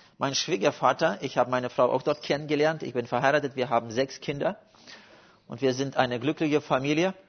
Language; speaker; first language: German; non-native, fluent; Russian